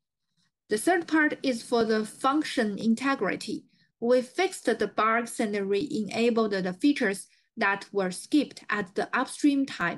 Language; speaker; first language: English; non-native, fluent; Chinese